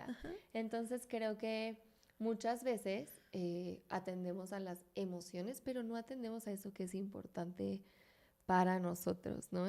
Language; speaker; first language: Spanish; native; Spanish